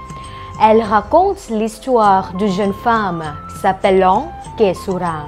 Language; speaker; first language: French; non-native, fluent; Thai